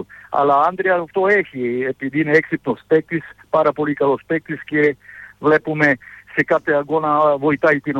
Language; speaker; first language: Greek; non-native, fluent; Serbian